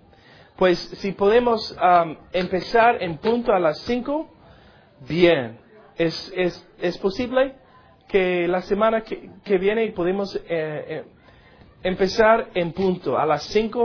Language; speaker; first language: Spanish; non-native, learner; English